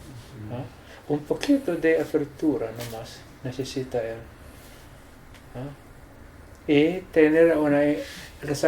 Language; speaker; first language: Spanish; non-native, fluent; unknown